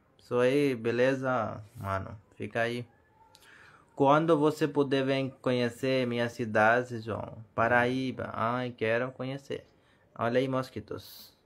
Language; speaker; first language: Portuguese; non-native, learner; Hindi